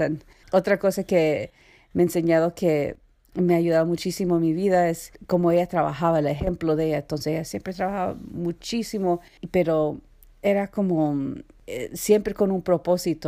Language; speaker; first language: Spanish; early bilingual, heritage; Spanish